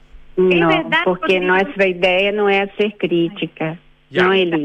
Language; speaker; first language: Spanish; non-native, fluent; Portuguese